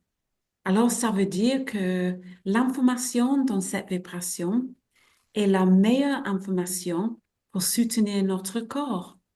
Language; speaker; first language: French; non-native, fluent; English